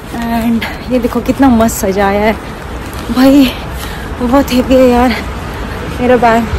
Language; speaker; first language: Hindi; non-native, local second language; Marathi